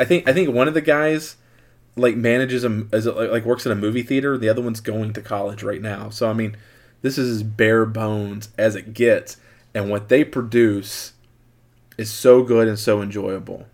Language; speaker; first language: English; native; English